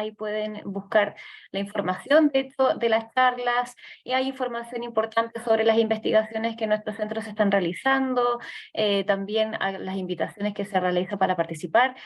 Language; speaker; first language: Spanish; native; Spanish